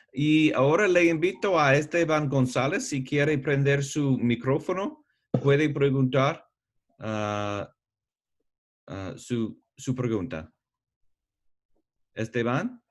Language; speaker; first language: Spanish; non-native, learner; English